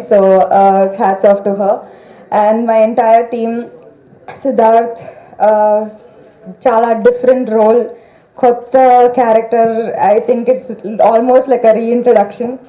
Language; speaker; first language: Telugu; non-native, fluent; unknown